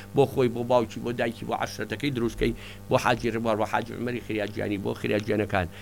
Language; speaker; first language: Central Kurdish; native; Central Kurdish